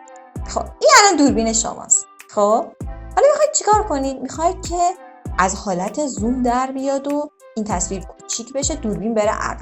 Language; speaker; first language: Persian; native; Persian